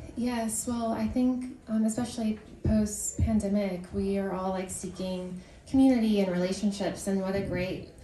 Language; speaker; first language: English; native; English